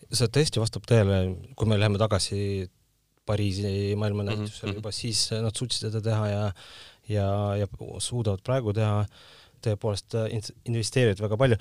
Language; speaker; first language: Estonian; non-native, local second language; Russian